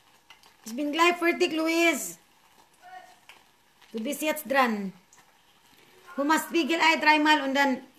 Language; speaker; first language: German; non-native, learner; Cebuano